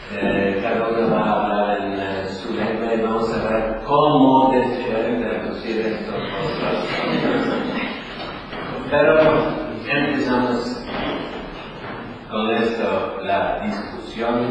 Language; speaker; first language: Spanish; non-native, learner; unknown